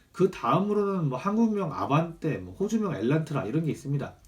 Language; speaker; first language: Korean; native; Korean